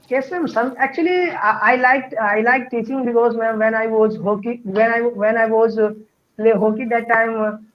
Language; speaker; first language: English; non-native, learner; Hindi